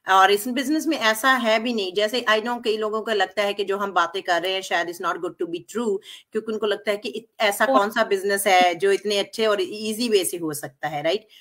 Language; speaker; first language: Hindi; non-native, local second language; Punjabi